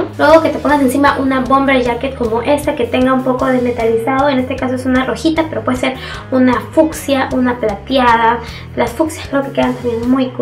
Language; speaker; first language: Spanish; native; Spanish